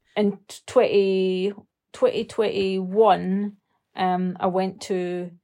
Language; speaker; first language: English; native; English